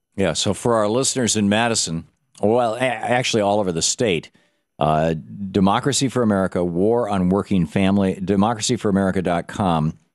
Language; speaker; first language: English; native; English